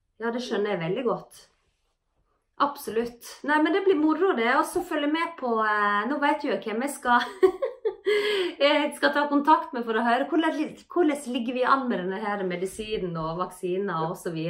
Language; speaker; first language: Norwegian; native; Norwegian